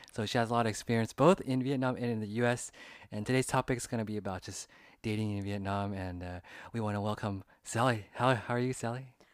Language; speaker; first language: English; early bilingual, other home language; Vietnamese